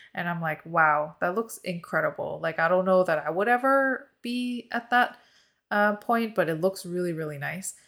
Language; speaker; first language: English; early bilingual, other home language; Korean